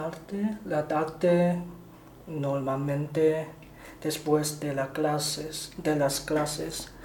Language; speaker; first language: Spanish; non-native, learner; Chinese